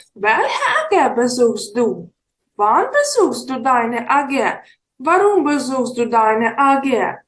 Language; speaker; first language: German; non-native, fluent; Ukrainian